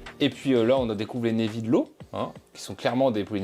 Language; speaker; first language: French; native; French